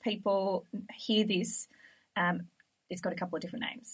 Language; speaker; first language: English; native; English